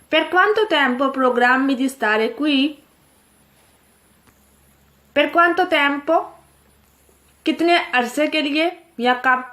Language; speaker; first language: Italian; non-native, fluent; Urdu